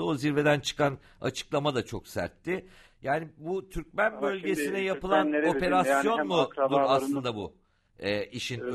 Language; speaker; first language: Turkish; native; Turkish